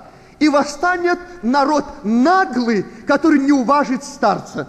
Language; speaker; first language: Russian; native; Russian